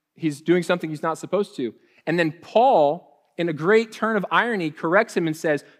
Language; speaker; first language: English; native; English